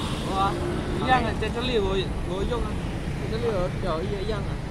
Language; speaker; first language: Chinese; non-native, learner; Javanese